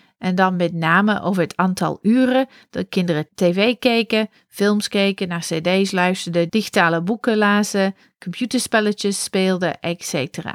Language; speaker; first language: Dutch; non-native, fluent; English